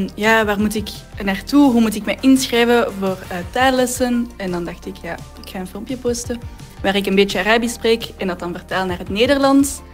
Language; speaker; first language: Dutch; native; Dutch